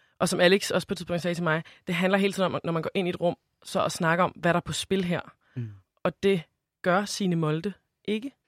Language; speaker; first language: Danish; native; Danish